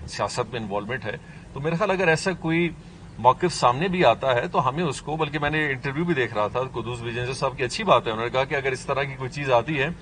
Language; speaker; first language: Urdu; non-native, local second language; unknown